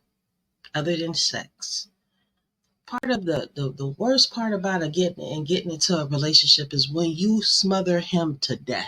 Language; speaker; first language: English; native; English